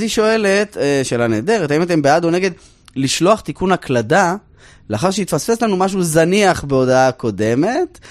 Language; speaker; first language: Hebrew; native; Hebrew